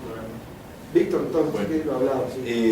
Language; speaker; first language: Spanish; native; Spanish